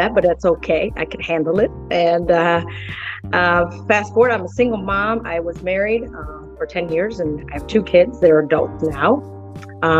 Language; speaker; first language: English; early bilingual, other home language; Spanish